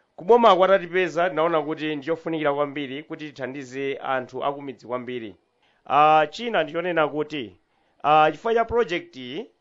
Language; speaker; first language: Nyanja; native; Nyanja